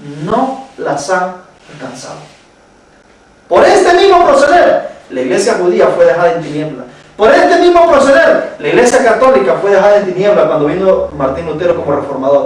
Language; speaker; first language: Spanish; native; Spanish